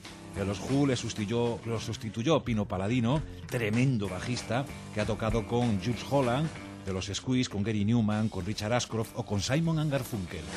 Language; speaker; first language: Spanish; native; Spanish